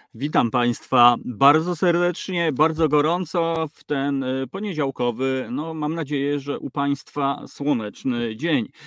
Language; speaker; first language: Polish; native; Polish